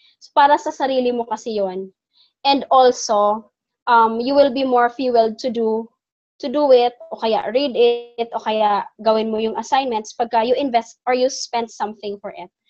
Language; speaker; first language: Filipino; non-native, local second language; Cebuano